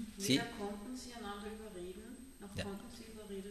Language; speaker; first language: German; native; German